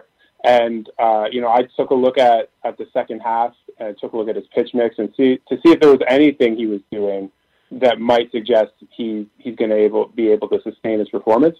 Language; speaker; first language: English; native; English